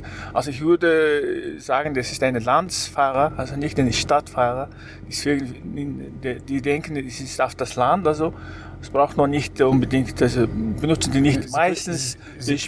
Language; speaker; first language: German; non-native, learner; Mongolian